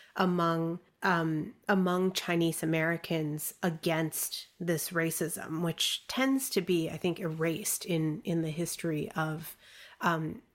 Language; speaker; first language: English; early bilingual, other home language; Chinese